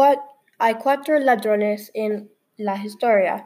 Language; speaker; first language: Spanish; non-native, learner; English